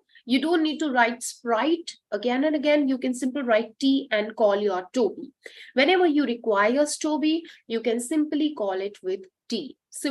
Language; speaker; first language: English; non-native, local second language; Hindi